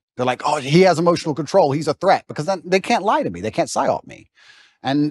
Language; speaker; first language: English; native; English